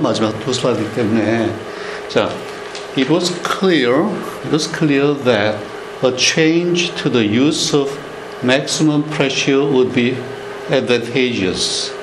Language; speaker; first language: English; non-native, fluent; Korean